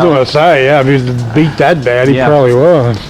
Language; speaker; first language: English; native; English